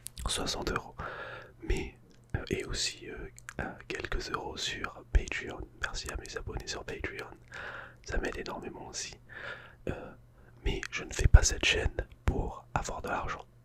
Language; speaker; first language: French; non-native, fluent; English